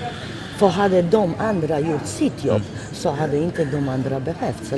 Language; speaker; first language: Swedish; non-native, fluent; Polish